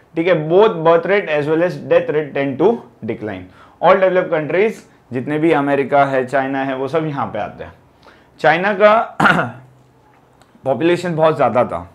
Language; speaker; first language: Hindi; non-native, local second language; Gujarati